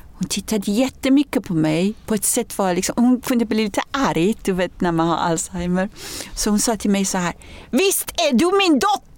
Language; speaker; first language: Swedish; non-native, fluent; Persian